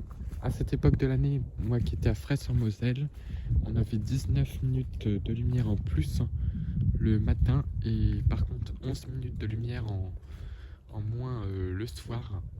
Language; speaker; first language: French; native; French